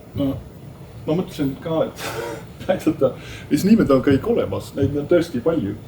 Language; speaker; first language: Estonian; non-native, fluent; Dutch